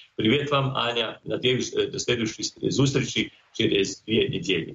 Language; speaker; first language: Ukrainian; non-native, learner; Croatian